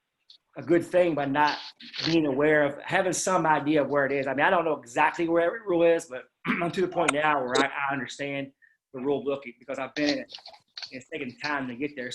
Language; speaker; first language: English; native; English